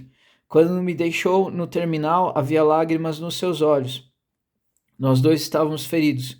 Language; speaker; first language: Portuguese; native; Portuguese